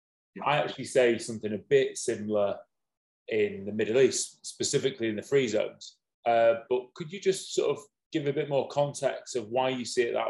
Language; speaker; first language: English; native; English